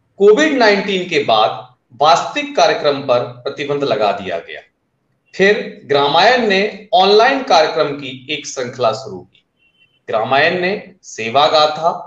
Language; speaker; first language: Hindi; non-native, local second language; Marathi